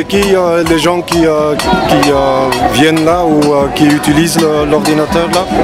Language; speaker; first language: French; non-native, local second language; Dutch